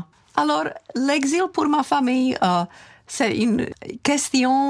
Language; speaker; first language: French; non-native, fluent; Czech